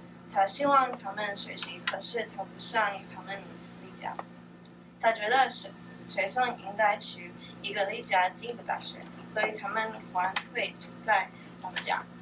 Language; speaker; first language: Chinese; non-native, learner; English